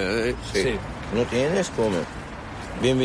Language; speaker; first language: Spanish; non-native, learner; Arabic